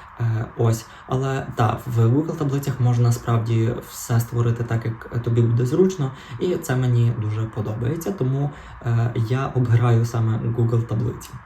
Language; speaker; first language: Ukrainian; non-native, local second language; Russian